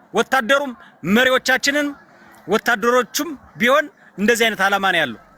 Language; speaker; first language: Amharic; native; Amharic